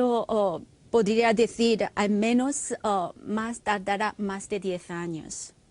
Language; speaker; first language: Spanish; non-native, fluent; Korean